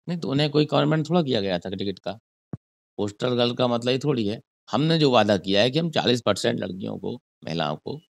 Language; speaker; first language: Hindi; native; Hindi